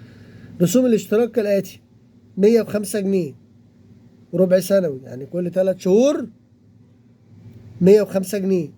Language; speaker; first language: Arabic; native; Arabic